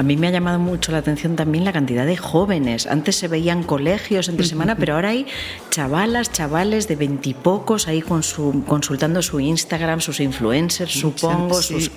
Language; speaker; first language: Spanish; native; Spanish